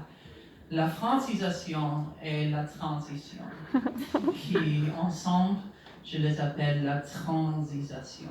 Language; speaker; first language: French; non-native, learner; English